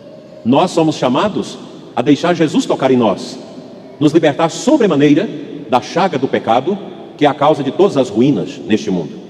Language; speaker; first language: Portuguese; native; Portuguese